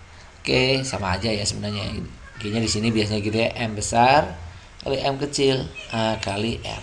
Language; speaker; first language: Indonesian; native; Indonesian